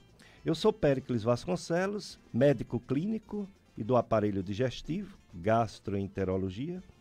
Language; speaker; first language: Portuguese; native; Portuguese